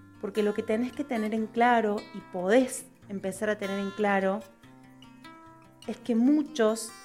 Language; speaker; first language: Spanish; native; Spanish